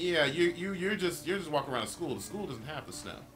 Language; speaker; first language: English; native; English